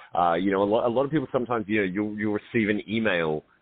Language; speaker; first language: English; native; English